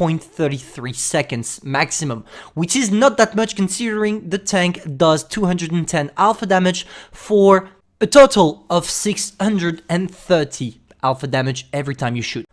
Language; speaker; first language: English; non-native, fluent; French